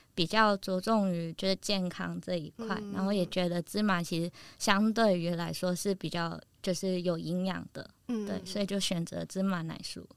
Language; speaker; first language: Chinese; non-native, local second language; Cantonese